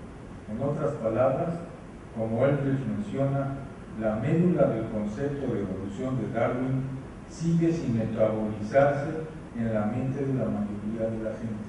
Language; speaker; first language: Spanish; native; Spanish